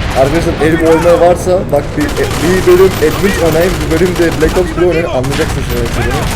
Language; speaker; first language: Turkish; early bilingual, heritage; Turkish